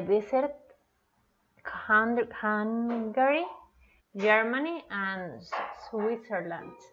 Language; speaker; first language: English; non-native, learner; Spanish